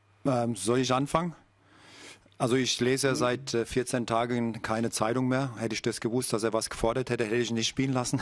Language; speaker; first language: German; native; German